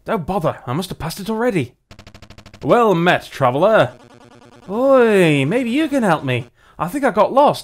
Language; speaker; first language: English; native; English